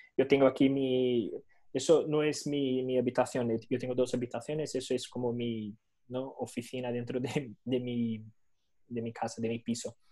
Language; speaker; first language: Spanish; non-native, fluent; Portuguese